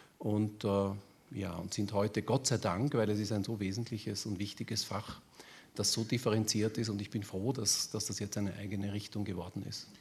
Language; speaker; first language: German; native; German